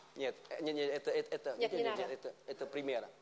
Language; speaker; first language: Russian; non-native, learner; Vietnamese